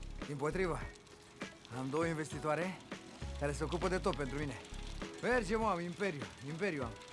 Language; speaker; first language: Romanian; native; Romanian